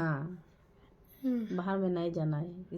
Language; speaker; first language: Hindi; non-native, learner; Bangla